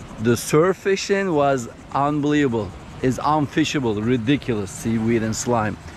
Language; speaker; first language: English; native; English